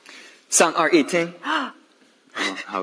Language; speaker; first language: Chinese; non-native, learner; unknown